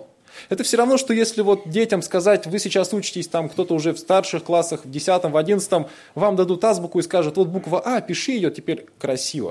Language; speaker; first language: Russian; native; Russian